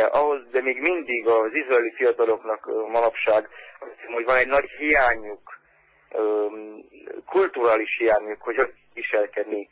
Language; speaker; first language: Hungarian; early bilingual, heritage; Hungarian